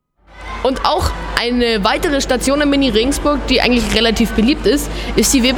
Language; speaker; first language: German; native; German